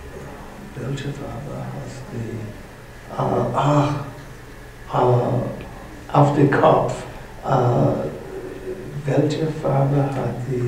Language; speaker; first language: German; non-native, learner; English